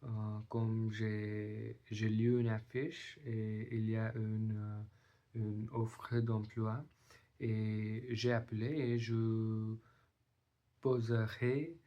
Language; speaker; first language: French; non-native, learner; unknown